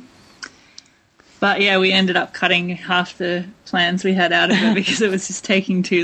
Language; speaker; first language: English; native; English